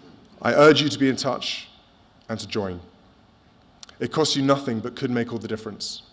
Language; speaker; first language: English; native; English